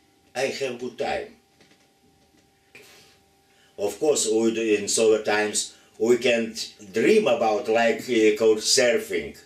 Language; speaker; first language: English; non-native, learner; Lithuanian